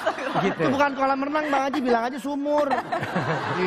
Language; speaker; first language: Indonesian; native; Indonesian